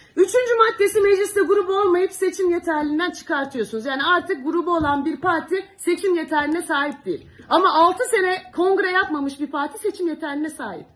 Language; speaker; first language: Turkish; native; Turkish